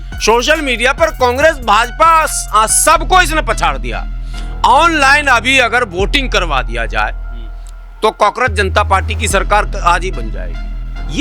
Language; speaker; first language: Hindi; native; Hindi